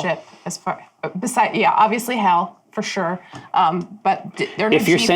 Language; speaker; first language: English; native; English